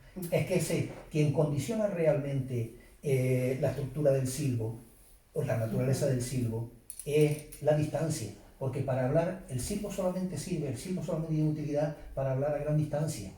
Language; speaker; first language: Spanish; native; Spanish